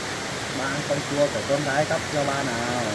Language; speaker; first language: Vietnamese; native; Vietnamese